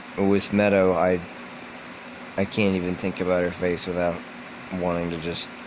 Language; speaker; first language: English; native; English